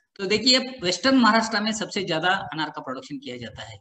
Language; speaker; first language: Hindi; non-native, local second language; Marathi